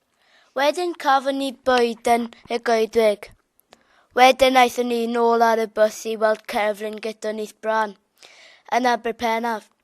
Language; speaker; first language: Welsh; non-native, local second language; English